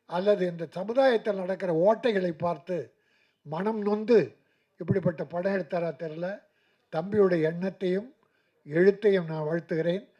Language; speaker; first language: Tamil; native; Tamil